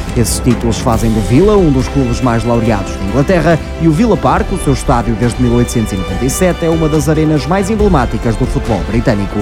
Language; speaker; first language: Portuguese; native; Portuguese